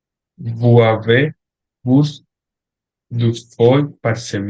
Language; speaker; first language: French; non-native, learner; Spanish